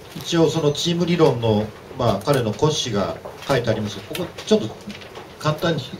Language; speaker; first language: Japanese; native; Japanese